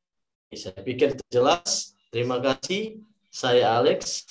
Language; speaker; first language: Indonesian; native; Indonesian